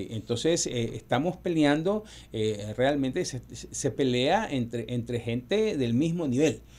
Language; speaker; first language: Spanish; native; Spanish